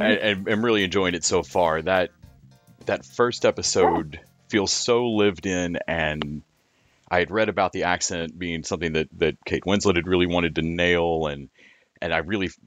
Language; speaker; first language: English; native; English